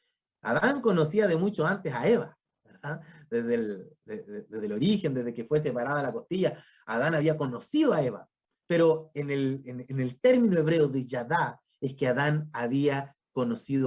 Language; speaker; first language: Spanish; native; Spanish